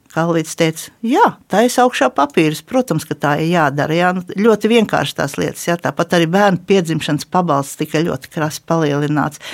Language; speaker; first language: Latvian; native; Latvian